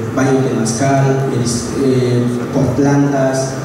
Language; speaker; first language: Spanish; non-native, local second language; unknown